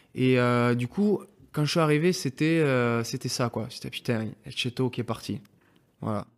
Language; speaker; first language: French; native; French